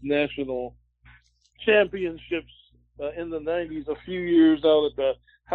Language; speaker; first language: English; native; English